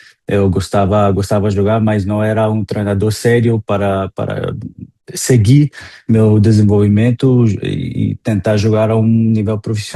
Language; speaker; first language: Portuguese; non-native, fluent; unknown